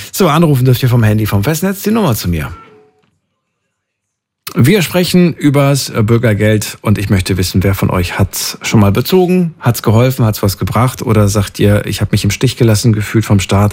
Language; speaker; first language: German; native; German